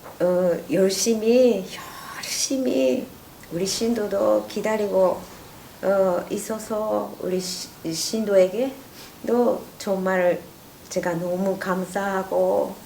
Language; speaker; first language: Korean; non-native, learner; Japanese